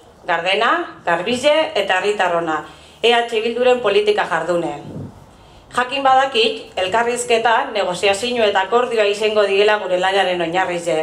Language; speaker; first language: Basque; native; Basque